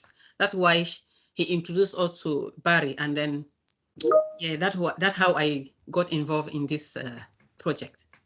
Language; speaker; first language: English; non-native, learner; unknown